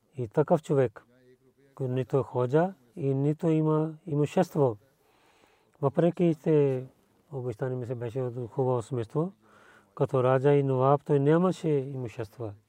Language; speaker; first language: Bulgarian; non-native, learner; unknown